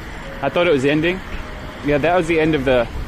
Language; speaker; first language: English; native; English